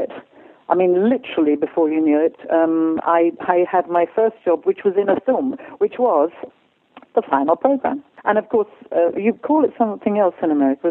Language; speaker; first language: English; native; English